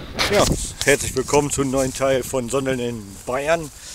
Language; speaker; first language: German; native; German